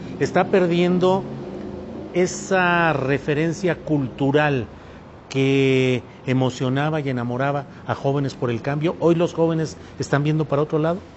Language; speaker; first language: Spanish; native; Spanish